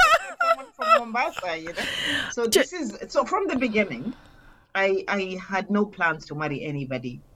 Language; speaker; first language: English; non-native, local second language; Swahili